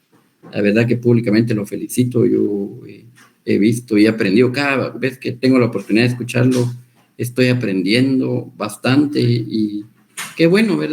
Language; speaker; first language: Spanish; native; Spanish